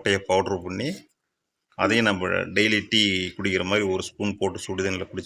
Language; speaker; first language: Tamil; native; Tamil